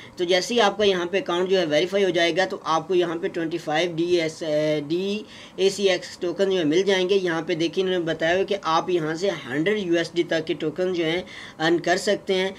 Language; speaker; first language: Urdu; native; Urdu